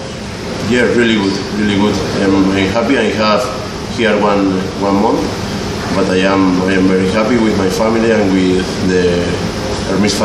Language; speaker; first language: English; non-native, learner; Spanish